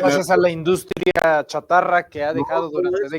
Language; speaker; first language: Spanish; native; Spanish